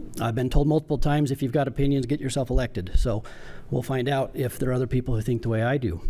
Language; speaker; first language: English; native; English